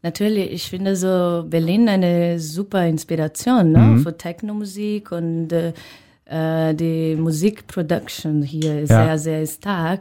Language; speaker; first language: German; non-native, learner; Portuguese